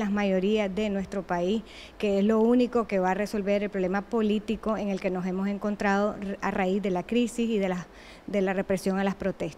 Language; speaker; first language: Spanish; native; Spanish